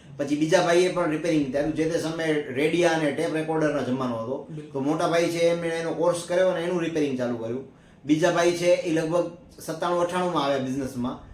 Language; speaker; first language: Gujarati; native; Gujarati